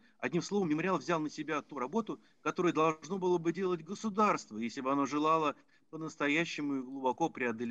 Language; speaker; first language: Russian; native; Russian